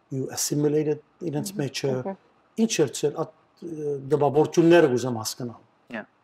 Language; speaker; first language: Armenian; early bilingual, heritage; Armenian